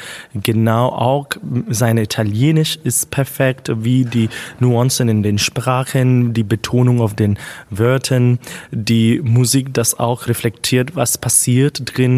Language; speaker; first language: German; non-native, fluent; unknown